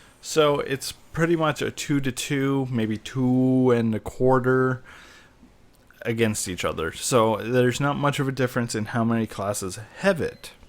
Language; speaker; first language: English; native; English